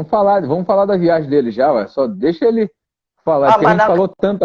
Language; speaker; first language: Portuguese; native; Portuguese